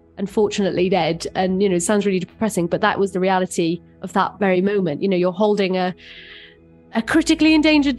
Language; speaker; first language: English; native; English